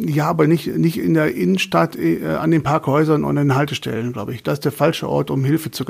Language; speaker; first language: German; native; German